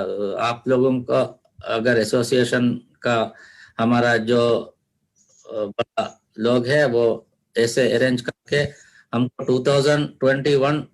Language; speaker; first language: Hindi; non-native, learner; Divehi